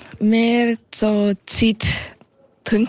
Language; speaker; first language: German; early bilingual, heritage; Thai